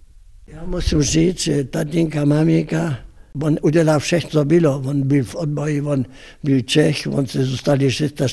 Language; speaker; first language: Czech; non-native, fluent; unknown